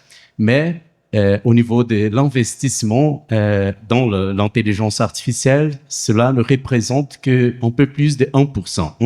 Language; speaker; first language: French; non-native, fluent; Portuguese